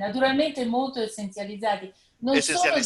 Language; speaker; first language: Italian; native; Italian